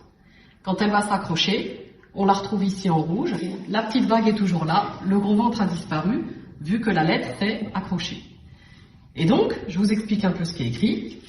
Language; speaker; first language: French; native; French